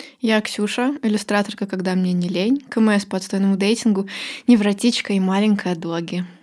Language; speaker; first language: Russian; native; Russian